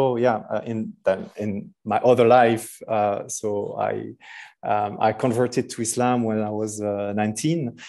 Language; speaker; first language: English; non-native, fluent; French